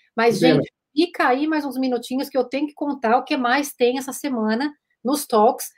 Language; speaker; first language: Portuguese; native; Portuguese